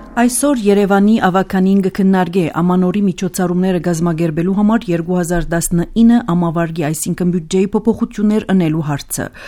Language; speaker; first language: Armenian; early bilingual, heritage; Armenian